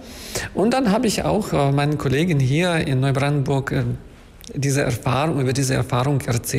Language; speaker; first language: German; non-native, fluent; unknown